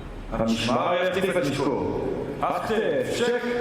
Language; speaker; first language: Hebrew; native; Hebrew